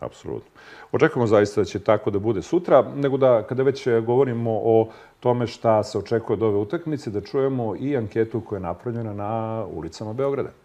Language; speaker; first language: Serbian; native; Serbian